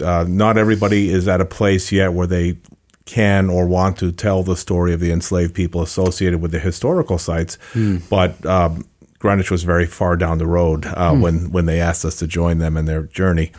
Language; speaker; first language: English; native; English